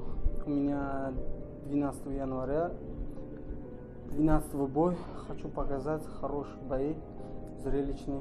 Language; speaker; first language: Russian; non-native, local second language; Uzbek